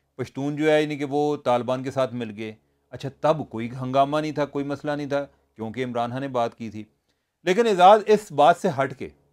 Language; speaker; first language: Urdu; non-native, local second language; Punjabi